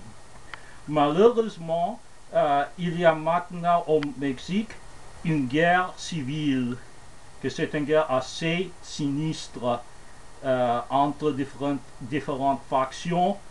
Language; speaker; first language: French; non-native, fluent; English